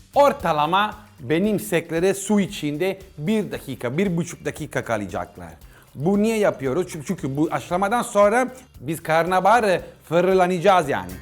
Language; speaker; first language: Turkish; non-native, fluent; Italian